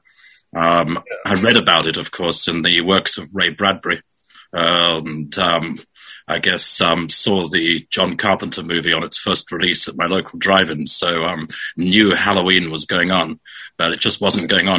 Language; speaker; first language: English; native; English